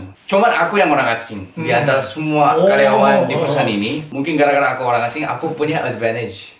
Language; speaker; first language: Indonesian; non-native, fluent; Korean